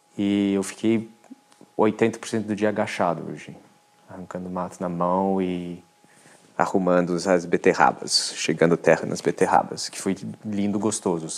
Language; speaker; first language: Portuguese; non-native, fluent; French